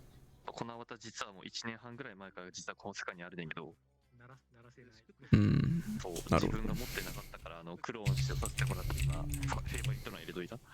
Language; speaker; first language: Japanese; native; Japanese